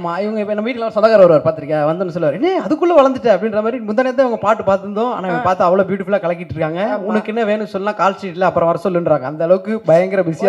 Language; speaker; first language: Tamil; native; Tamil